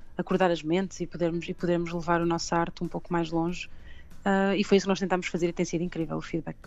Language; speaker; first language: Portuguese; native; Portuguese